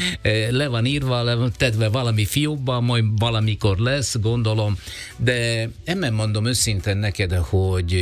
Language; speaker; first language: Hungarian; non-native, learner; Italian